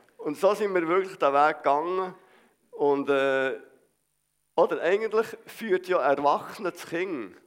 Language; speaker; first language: German; native; German